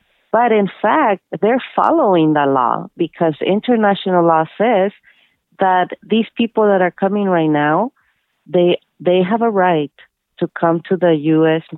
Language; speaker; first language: English; early bilingual, other home language; Spanish